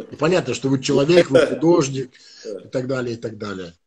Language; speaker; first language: Russian; non-native, fluent; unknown